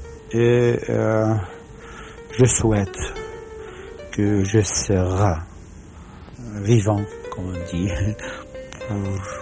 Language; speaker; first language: French; non-native, learner; Arabic